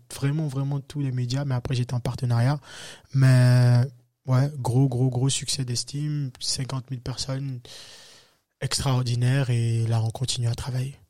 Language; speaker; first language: French; native; French